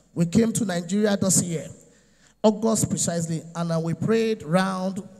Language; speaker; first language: English; non-native, local second language; Yoruba